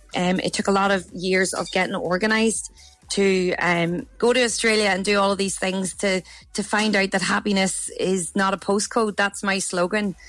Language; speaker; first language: English; native; English